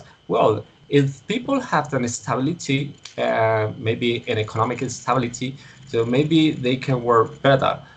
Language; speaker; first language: English; non-native, learner; Spanish